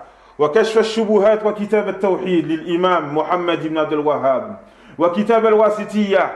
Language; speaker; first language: Arabic; non-native, fluent; French